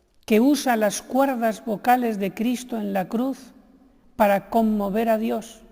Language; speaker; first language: Spanish; native; Spanish